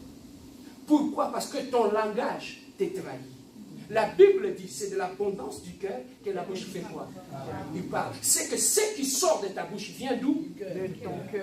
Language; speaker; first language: French; non-native, local second language; Lingala